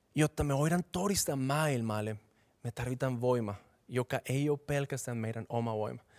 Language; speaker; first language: Finnish; non-native, fluent; Spanish